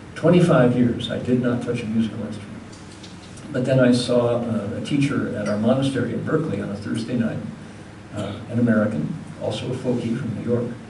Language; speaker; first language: English; native; English